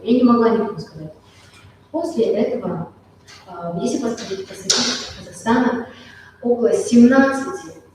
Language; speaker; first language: Russian; non-native, local second language; Kazakh